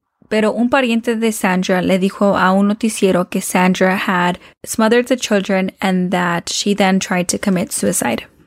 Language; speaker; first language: English; early bilingual, other home language; Spanish